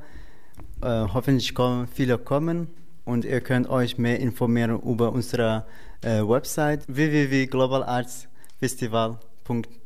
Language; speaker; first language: German; non-native, learner; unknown